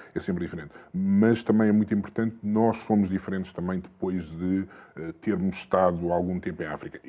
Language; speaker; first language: Portuguese; early bilingual, other home language; Kabuverdianu